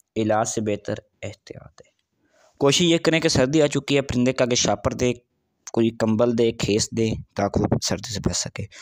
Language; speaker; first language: Urdu; non-native, local second language; Punjabi